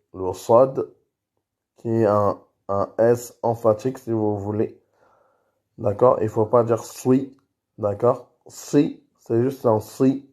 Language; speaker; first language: French; native; French